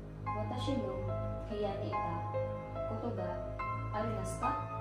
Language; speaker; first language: Japanese; non-native, learner; Filipino